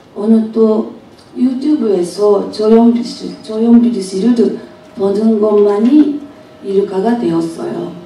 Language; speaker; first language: Korean; non-native, fluent; Japanese